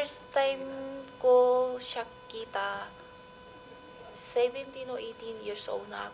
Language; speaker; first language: Filipino; non-native, learner; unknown